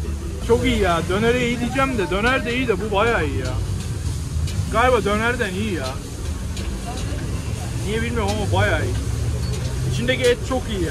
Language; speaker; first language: Turkish; native; Turkish